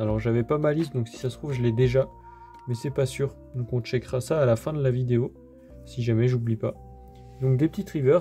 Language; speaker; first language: French; native; French